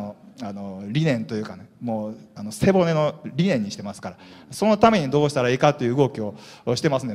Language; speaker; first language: Japanese; native; Japanese